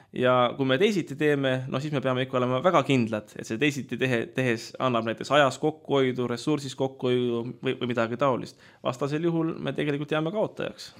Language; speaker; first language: Estonian; native; Estonian